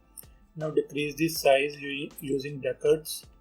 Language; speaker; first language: English; non-native, local second language; Hindi